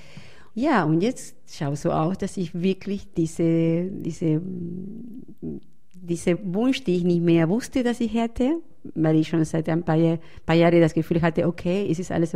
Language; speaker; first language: German; non-native, fluent; Spanish